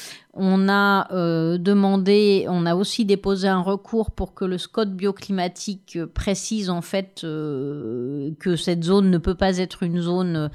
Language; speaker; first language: French; native; French